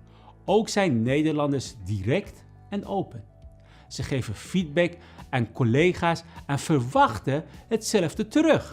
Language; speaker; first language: Dutch; non-native, fluent; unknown